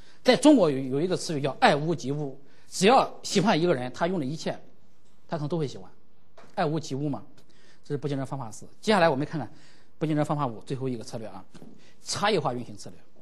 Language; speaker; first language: Chinese; native; Chinese